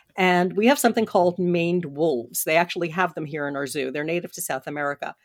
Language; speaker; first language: English; native; English